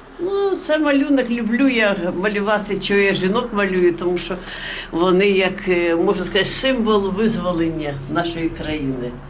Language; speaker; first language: Ukrainian; non-native, local second language; Russian